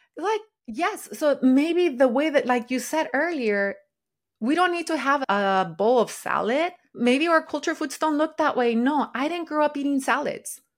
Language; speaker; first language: English; early bilingual, other home language; Spanish